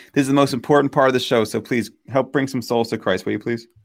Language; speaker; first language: English; native; English